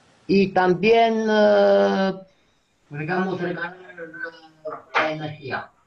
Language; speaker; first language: Spanish; non-native, fluent; Romanian